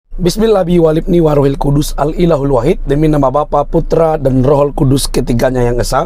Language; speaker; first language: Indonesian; native; Indonesian